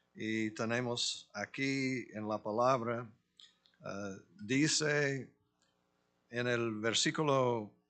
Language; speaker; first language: Spanish; non-native, fluent; English